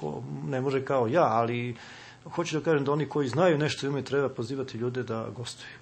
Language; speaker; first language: Serbian; native; Serbian